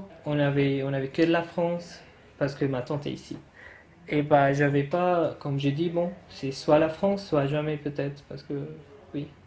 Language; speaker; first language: French; non-native, fluent; Arabic